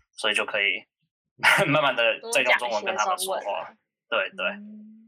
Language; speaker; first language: Chinese; early bilingual, heritage; Chinese